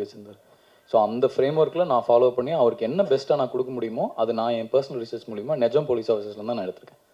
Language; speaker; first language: Tamil; native; Tamil